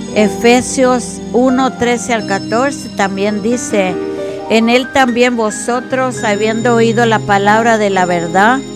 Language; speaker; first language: Spanish; early bilingual, other home language; English